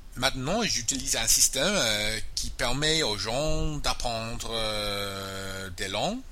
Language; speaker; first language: French; non-native, learner; English